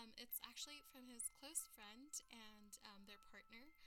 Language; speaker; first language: English; early bilingual, other home language; Spanish